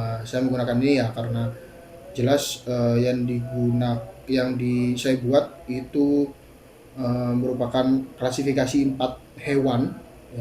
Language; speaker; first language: Indonesian; native; Indonesian